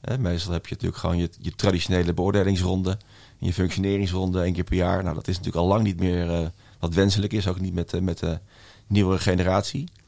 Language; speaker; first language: Dutch; native; Dutch